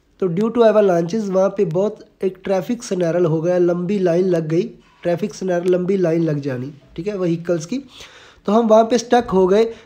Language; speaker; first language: Hindi; non-native, local second language; Punjabi